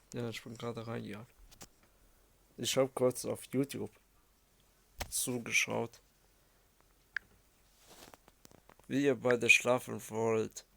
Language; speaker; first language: German; early bilingual, other home language; Arabic